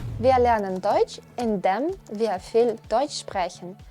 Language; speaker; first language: German; non-native, fluent; Ukrainian